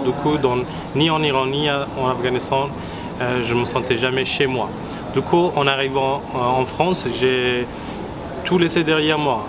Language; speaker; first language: French; non-native, fluent; Persian